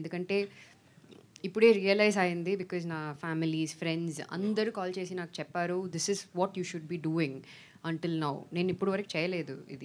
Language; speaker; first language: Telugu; non-native, learner; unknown